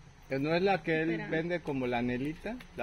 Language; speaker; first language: Spanish; native; Spanish